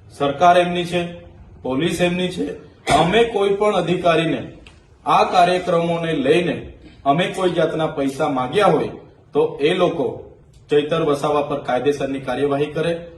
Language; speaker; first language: Gujarati; non-native, local second language; Vasavi